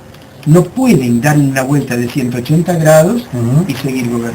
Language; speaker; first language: Spanish; native; Spanish